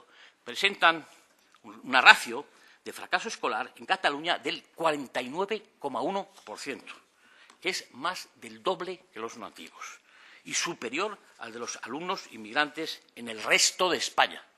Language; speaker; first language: Spanish; native; Spanish